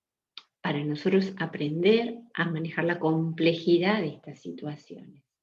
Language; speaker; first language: Spanish; native; Spanish